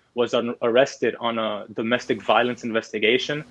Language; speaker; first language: English; early bilingual, other home language; Spanish